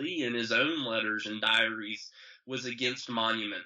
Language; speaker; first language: English; native; English